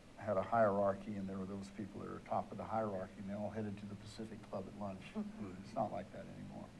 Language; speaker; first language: English; native; English